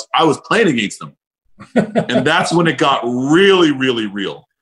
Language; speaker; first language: English; native; English